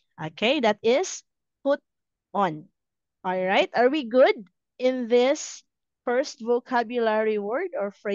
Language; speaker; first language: English; non-native, fluent; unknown